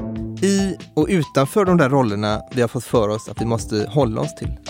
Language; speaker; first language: Swedish; native; Swedish